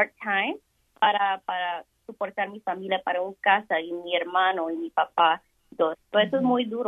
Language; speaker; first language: Spanish; early bilingual, heritage; Spanish